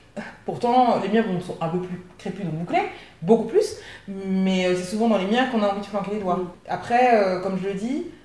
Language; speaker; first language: French; native; French